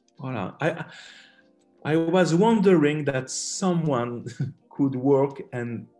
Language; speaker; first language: English; non-native, learner; French